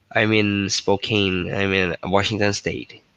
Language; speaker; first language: English; non-native, learner; Thai